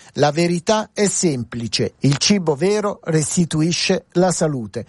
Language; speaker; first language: Italian; native; Italian